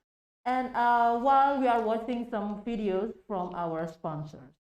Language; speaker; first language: English; non-native, fluent; Indonesian